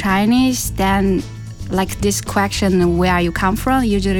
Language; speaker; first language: English; non-native, fluent; Chinese